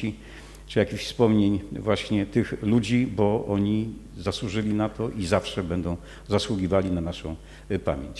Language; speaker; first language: Polish; native; Polish